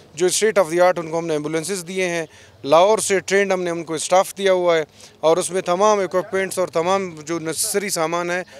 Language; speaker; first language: Urdu; native; Urdu